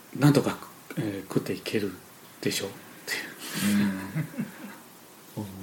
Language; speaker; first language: Japanese; non-native, fluent; Chinese